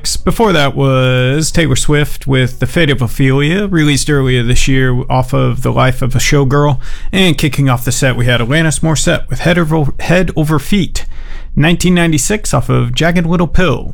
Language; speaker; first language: English; native; English